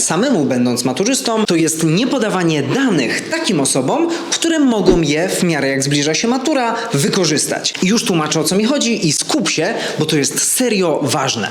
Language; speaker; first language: Polish; native; Polish